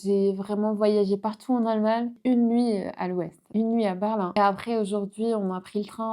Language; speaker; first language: French; non-native, fluent; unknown